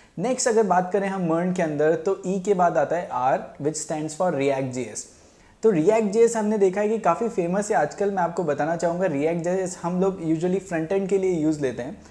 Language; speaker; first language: Hindi; native; Hindi